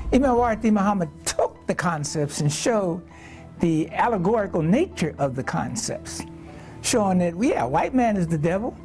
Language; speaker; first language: English; native; English